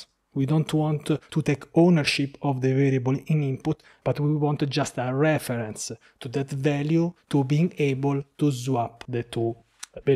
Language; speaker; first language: English; non-native, fluent; Italian